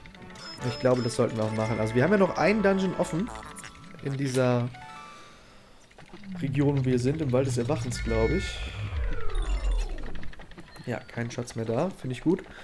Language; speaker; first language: German; native; German